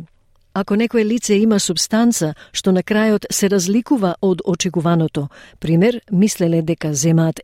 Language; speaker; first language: Macedonian; native; Macedonian